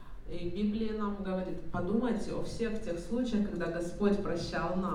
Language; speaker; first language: Russian; native; Russian